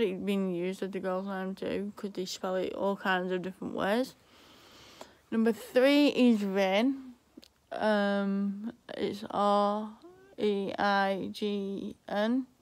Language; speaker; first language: English; native; English